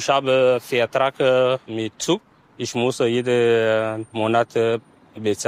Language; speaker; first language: German; non-native, learner; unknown